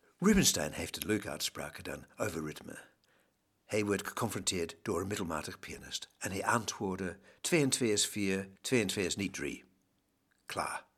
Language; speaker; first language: Dutch; non-native, fluent; English